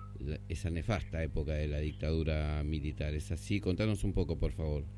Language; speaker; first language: Spanish; native; Spanish